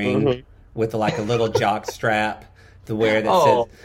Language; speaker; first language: English; native; English